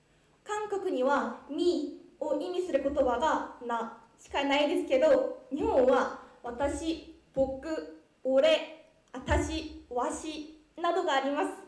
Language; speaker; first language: Japanese; non-native, fluent; Korean